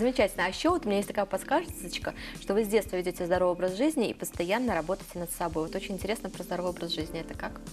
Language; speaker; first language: Russian; native; Russian